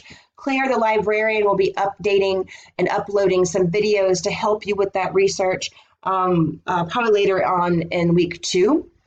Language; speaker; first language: English; native; English